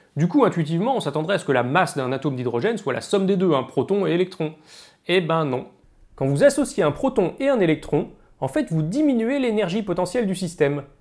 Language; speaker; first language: French; native; French